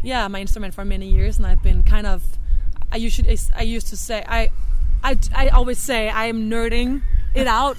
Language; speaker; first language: English; non-native, fluent; Danish